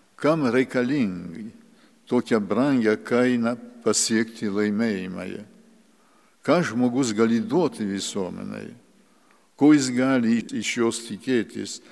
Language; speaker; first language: Lithuanian; early bilingual, heritage; Lithuanian